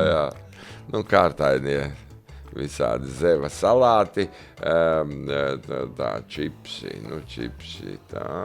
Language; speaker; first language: Latvian; native; Latvian